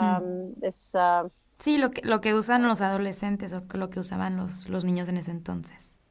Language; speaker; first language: Spanish; native; Spanish